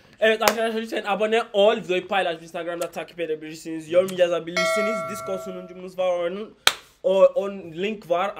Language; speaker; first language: Turkish; non-native, fluent; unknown